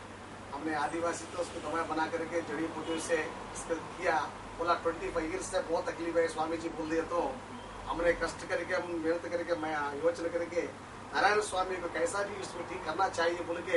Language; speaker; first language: Hindi; non-native, local second language; Telugu